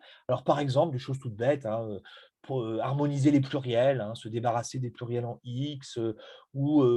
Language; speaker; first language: French; native; French